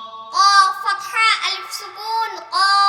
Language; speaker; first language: Arabic; non-native, learner; Bangla